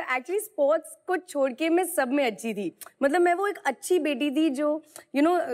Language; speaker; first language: Hindi; native; Hindi